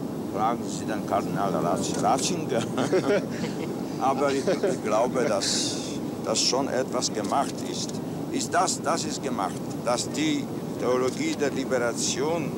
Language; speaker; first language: German; non-native, learner; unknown